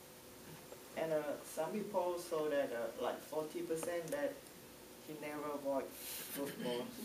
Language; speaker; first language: English; non-native, learner; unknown